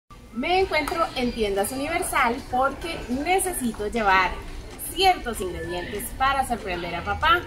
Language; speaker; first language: Spanish; native; Spanish